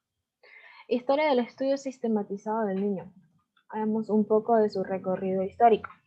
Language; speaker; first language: Spanish; native; Spanish